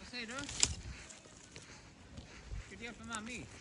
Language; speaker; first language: Swedish; non-native, learner; Thai